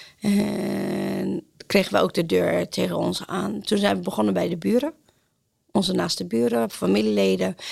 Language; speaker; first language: Dutch; non-native, fluent; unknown